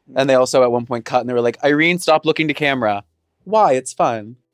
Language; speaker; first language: English; native; English